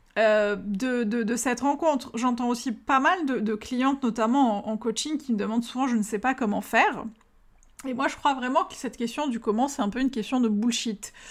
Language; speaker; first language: French; native; French